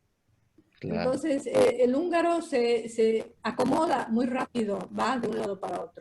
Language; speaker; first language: Spanish; early bilingual, other home language; Hungarian